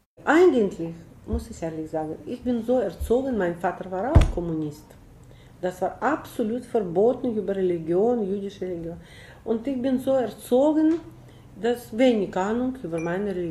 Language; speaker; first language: German; non-native, learner; Russian